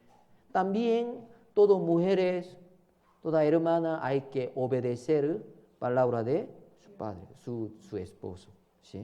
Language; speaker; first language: Spanish; non-native, learner; Korean